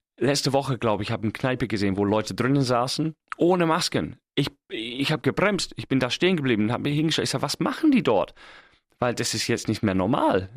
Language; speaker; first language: German; non-native, fluent; English